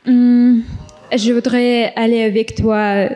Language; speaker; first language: French; non-native, learner; Russian